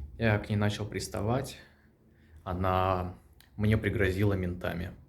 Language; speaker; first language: Russian; native; Russian